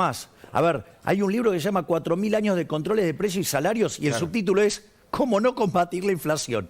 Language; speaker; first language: Spanish; native; Spanish